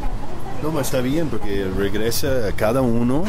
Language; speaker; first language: Spanish; early bilingual, heritage; Spanish